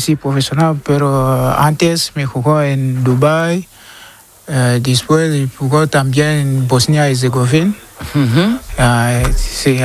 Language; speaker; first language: Spanish; non-native, learner; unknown